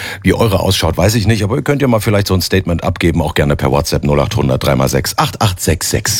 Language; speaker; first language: German; native; German